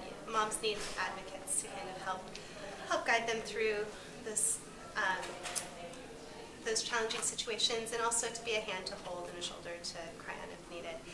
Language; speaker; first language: English; native; English